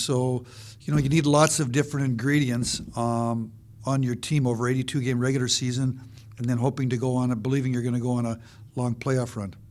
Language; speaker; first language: English; native; English